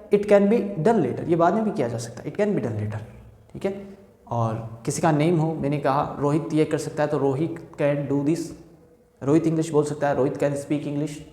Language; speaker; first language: Hindi; native; Hindi